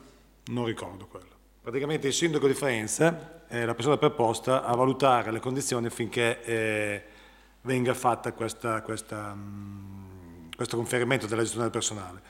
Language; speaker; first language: Italian; native; Italian